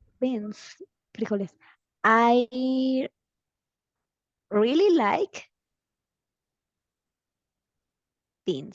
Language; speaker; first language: English; non-native, learner; Spanish